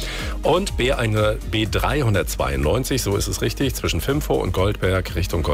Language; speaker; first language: German; native; German